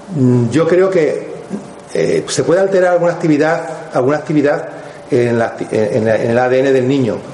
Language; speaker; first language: Spanish; native; Spanish